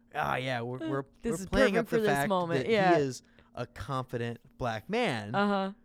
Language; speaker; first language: English; native; English